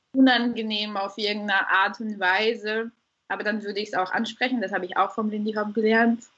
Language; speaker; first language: German; non-native, fluent; Bulgarian